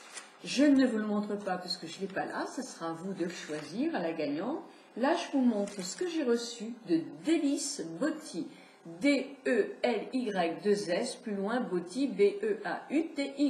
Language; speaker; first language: French; native; French